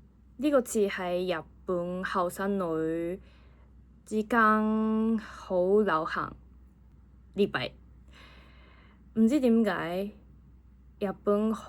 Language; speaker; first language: Cantonese; non-native, fluent; Japanese